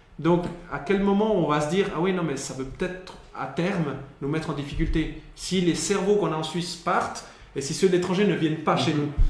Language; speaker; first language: French; early bilingual, other home language; Spanish